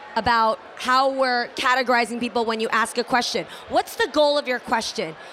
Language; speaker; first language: English; native; English